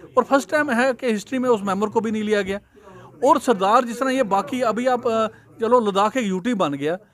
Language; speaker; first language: Hindi; non-native, local second language; Punjabi